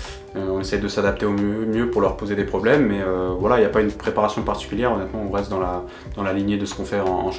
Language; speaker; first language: French; native; French